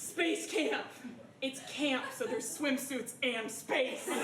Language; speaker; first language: English; native; English